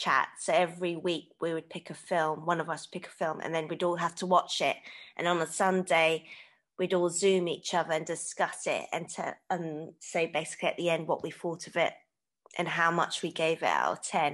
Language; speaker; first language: English; native; English